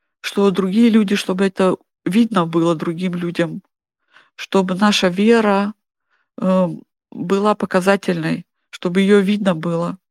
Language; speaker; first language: Russian; non-native, fluent; German